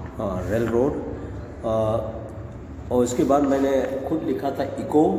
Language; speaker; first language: Hindi; non-native, local second language; Manipuri